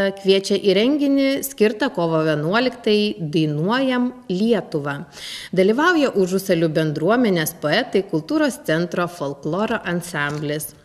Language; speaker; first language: Lithuanian; native; Lithuanian